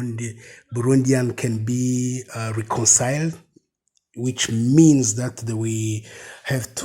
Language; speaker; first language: English; non-native, fluent; Rundi